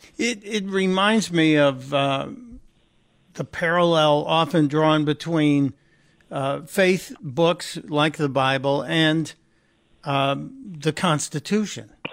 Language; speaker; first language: English; native; English